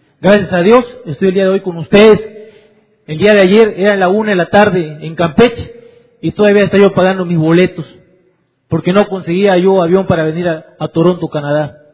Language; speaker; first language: Spanish; native; Spanish